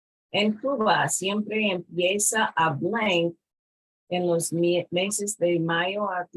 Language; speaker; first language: Spanish; non-native, fluent; English